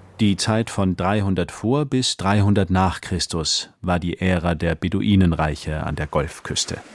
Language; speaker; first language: German; native; German